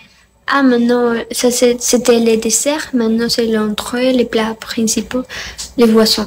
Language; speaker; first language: French; non-native, learner; Spanish